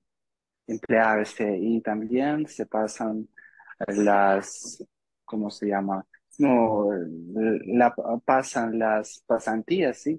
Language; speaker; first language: Spanish; non-native, learner; Russian